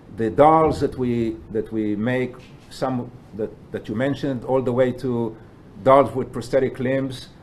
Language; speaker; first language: English; non-native, fluent; Hebrew